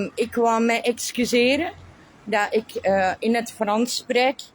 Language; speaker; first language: Dutch; non-native, local second language; French